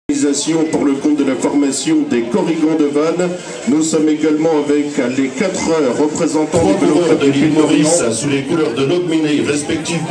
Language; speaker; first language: French; native; French